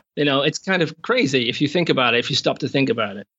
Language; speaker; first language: English; native; English